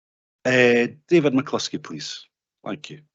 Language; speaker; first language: English; native; English